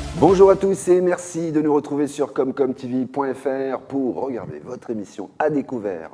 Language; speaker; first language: French; native; French